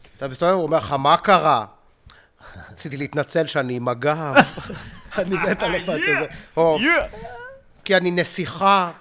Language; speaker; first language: Hebrew; native; Hebrew